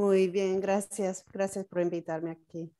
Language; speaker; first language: Spanish; non-native, fluent; English